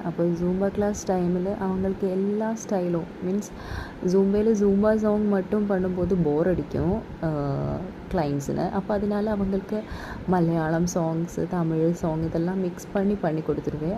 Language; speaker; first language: Tamil; non-native, learner; Malayalam